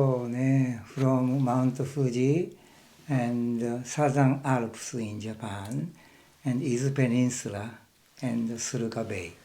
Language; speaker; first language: English; non-native, learner; Japanese